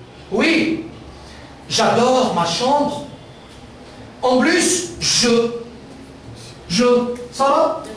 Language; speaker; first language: French; non-native, fluent; Arabic